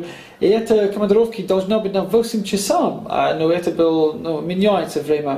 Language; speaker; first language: Russian; non-native, learner; English